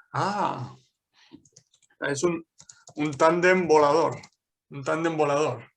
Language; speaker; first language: Spanish; non-native, fluent; English